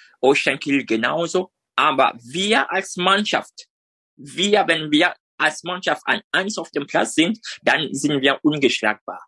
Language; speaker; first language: German; non-native, fluent; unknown